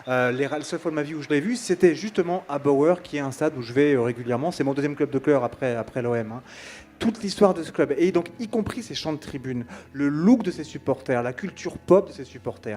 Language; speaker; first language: French; native; French